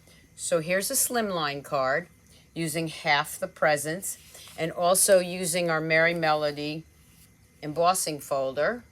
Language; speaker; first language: English; native; English